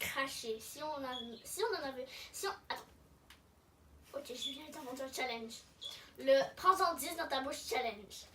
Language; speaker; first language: French; native; French